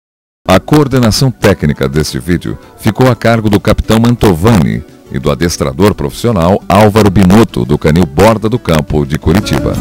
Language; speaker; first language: Portuguese; native; Portuguese